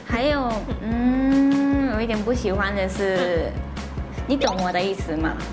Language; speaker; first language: Chinese; non-native, fluent; Japanese